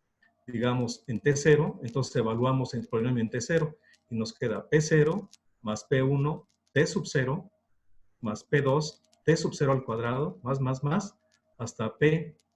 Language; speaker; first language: Spanish; native; Spanish